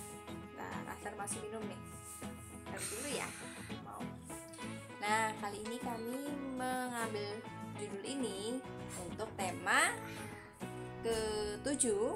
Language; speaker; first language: Indonesian; native; Indonesian